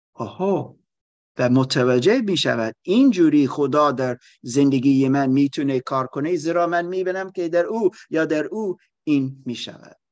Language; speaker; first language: Persian; non-native, learner; German